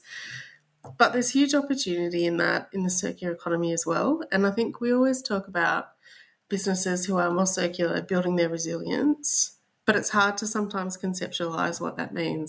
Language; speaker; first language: English; native; English